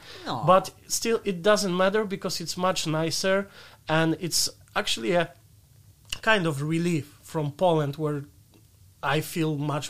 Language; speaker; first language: English; non-native, fluent; Polish